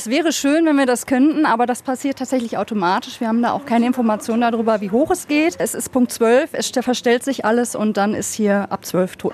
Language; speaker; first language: German; native; German